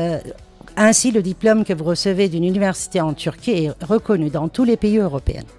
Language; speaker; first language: French; non-native, fluent; Turkish